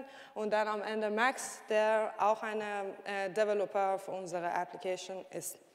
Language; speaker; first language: German; non-native, learner; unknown